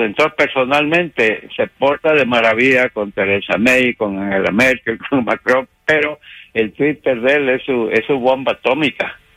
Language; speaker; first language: Spanish; native; Spanish